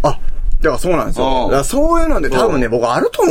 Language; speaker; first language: Japanese; native; Japanese